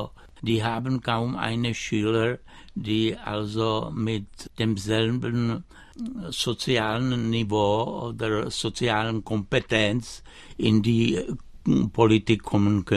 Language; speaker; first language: German; non-native, fluent; Czech